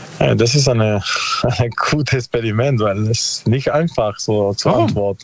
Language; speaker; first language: German; non-native, learner; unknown